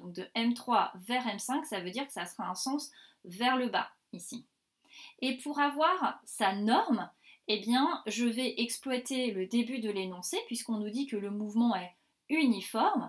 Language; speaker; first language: French; native; French